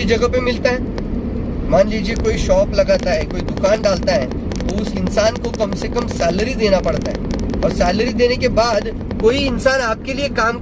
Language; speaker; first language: Hindi; non-native, local second language; Marathi